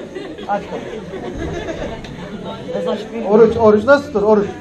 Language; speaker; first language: Turkish; native; Turkish